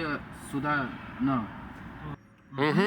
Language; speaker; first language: Russian; non-native, local second language; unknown